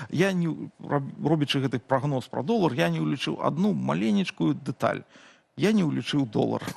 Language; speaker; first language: Belarusian; non-native, local second language; Russian